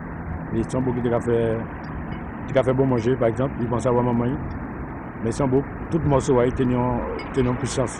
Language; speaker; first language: French; non-native, local second language; Guadeloupean Creole French